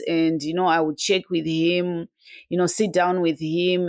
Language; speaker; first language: English; non-native, local second language; Shona